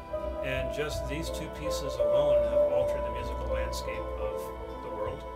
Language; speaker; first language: English; native; English